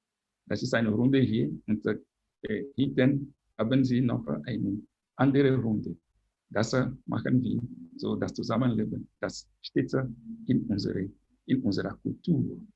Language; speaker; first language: German; non-native, fluent; French